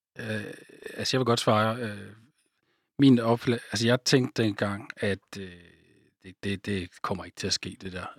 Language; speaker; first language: Danish; native; Danish